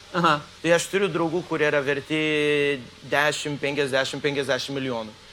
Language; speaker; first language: Lithuanian; early bilingual, heritage; Lithuanian